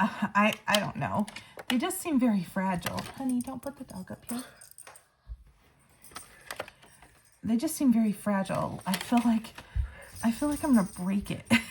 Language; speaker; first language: English; native; English